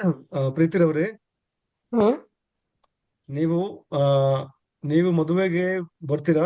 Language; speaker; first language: Kannada; non-native, learner; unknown